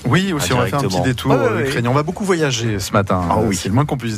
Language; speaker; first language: French; native; French